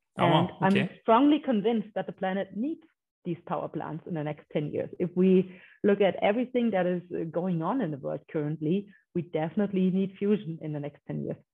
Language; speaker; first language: English; non-native, fluent; German